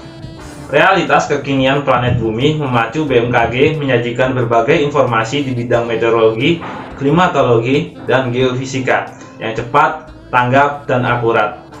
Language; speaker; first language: Indonesian; native; Indonesian